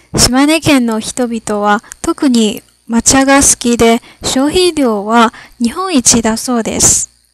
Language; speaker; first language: Japanese; non-native, fluent; Chinese